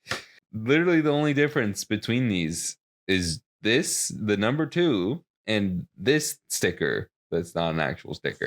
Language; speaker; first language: English; native; English